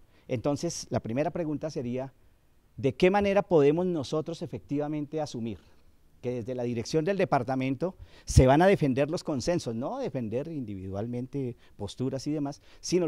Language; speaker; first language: Spanish; native; Spanish